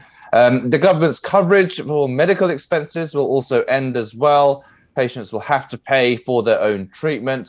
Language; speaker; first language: English; native; English